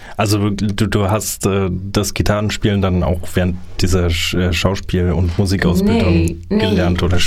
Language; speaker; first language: German; native; German